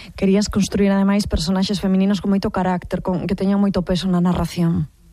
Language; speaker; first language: Galician; native; Galician